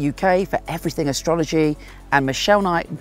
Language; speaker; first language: English; native; English